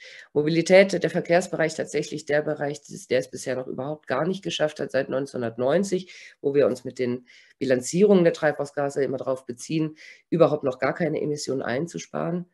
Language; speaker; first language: German; native; German